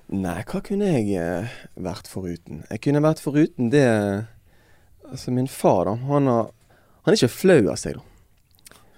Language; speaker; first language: Norwegian; native; Norwegian